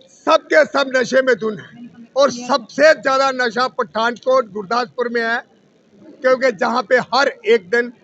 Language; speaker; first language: Hindi; non-native, local second language; Punjabi